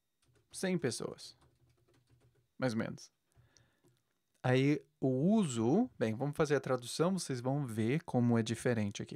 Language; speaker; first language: Portuguese; non-native, fluent; English